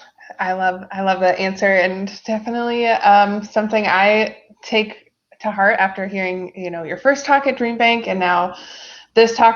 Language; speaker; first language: English; native; English